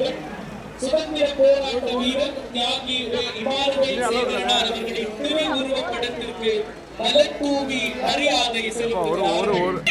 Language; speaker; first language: Tamil; native; Tamil